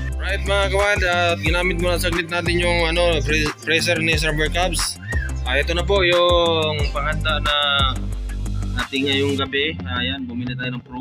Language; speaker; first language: Filipino; native; Filipino